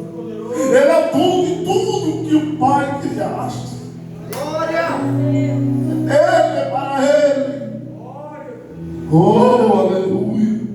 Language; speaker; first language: Portuguese; native; Portuguese